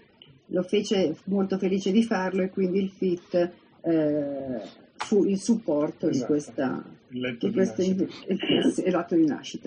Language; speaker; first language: Italian; native; Italian